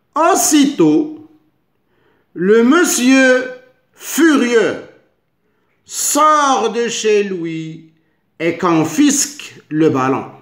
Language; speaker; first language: French; non-native, local second language; Arabic